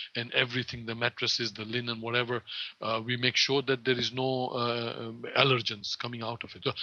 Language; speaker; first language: English; non-native, local second language; Gujarati